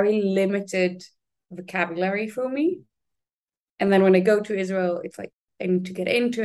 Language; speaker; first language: English; non-native, fluent; Hebrew